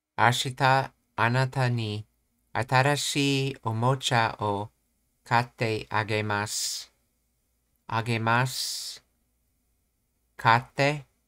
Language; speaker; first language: Japanese; non-native, learner; English